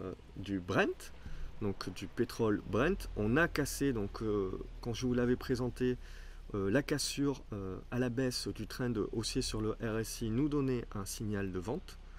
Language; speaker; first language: French; native; French